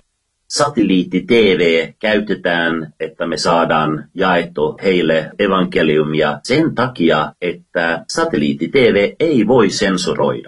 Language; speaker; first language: Finnish; non-native, fluent; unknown